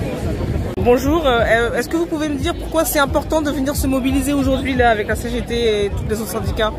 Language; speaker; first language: French; native; French